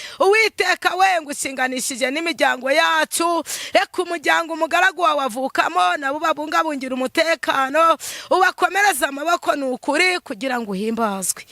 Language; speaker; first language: Kinyarwanda; native; Kinyarwanda